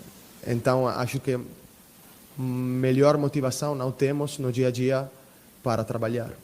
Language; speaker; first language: Portuguese; non-native, fluent; Italian